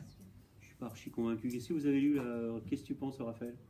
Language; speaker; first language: French; native; French